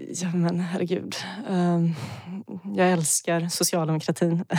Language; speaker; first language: Swedish; early bilingual, other home language; Bosnian